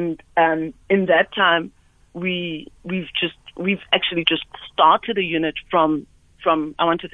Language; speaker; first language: English; non-native, local second language; Southern Sotho